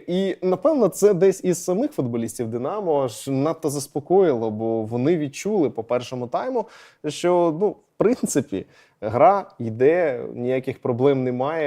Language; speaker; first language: Ukrainian; native; Ukrainian